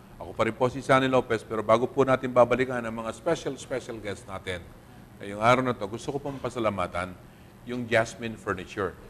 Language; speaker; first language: Filipino; non-native, local second language; Pampanga